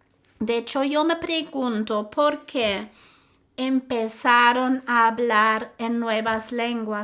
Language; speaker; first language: Spanish; non-native, fluent; German